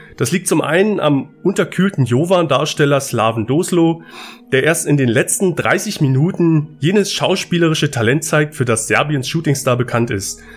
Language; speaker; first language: German; native; German